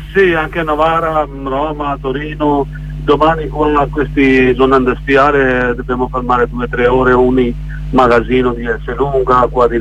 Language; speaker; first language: Italian; non-native, learner; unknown